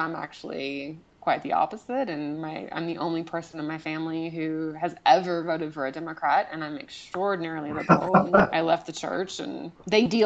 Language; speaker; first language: English; native; English